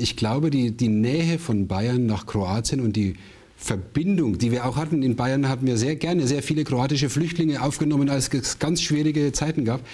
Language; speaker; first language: German; native; German